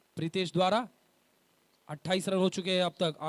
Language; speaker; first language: Hindi; non-native, local second language; Marathi